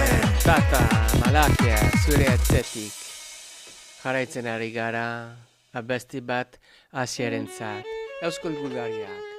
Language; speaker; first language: Basque; non-native, learner; English